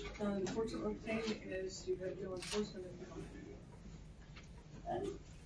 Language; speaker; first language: English; native; English